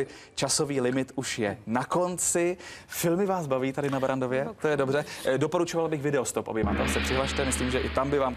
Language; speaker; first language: Czech; native; Czech